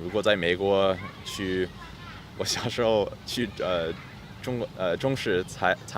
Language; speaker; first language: Chinese; non-native, fluent; English